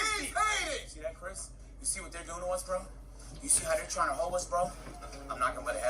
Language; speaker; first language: English; native; English